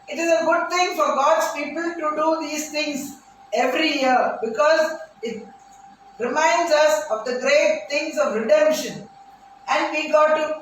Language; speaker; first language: English; non-native, local second language; Tamil